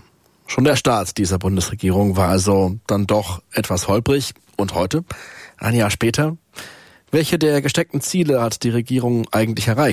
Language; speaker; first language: German; native; German